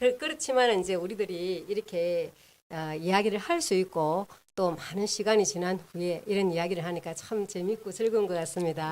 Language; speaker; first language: Korean; native; Korean